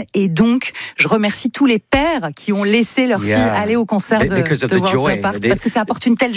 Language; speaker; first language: French; native; French